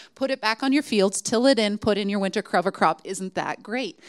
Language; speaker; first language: English; native; English